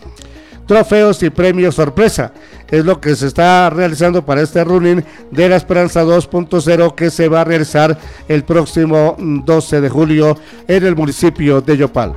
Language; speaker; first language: Spanish; native; Spanish